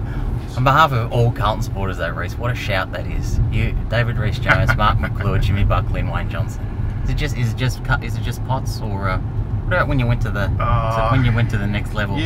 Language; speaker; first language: English; native; English